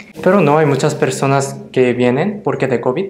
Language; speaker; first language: Spanish; non-native, fluent; Korean